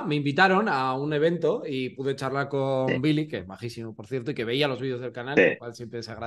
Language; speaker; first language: Spanish; native; Spanish